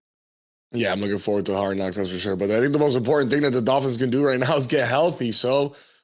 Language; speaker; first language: English; native; English